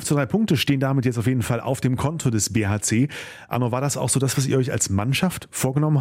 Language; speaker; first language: German; native; German